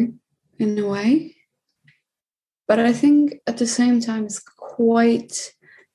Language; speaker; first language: English; non-native, fluent; Czech